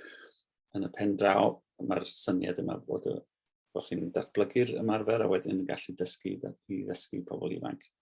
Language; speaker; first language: Welsh; native; Welsh